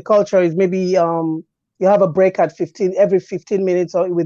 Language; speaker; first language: English; native; English